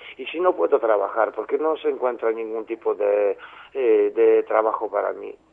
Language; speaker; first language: Spanish; non-native, fluent; Polish